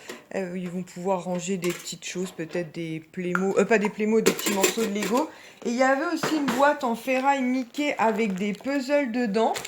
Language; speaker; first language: French; native; French